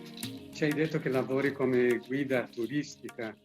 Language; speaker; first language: Italian; native; Italian